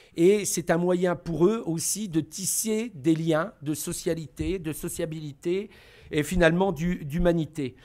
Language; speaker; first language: French; native; French